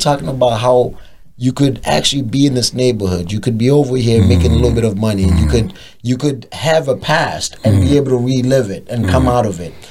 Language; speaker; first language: English; non-native, local second language; Zulu